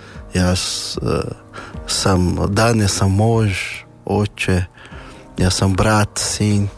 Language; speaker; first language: Slovenian; non-native, fluent; Portuguese